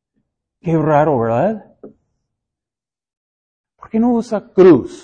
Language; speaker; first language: Spanish; non-native, fluent; English